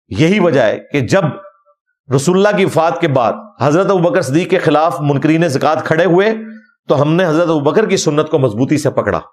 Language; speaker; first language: Urdu; non-native, local second language; Punjabi